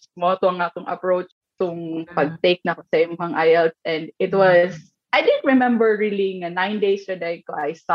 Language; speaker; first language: English; non-native, local second language; Cebuano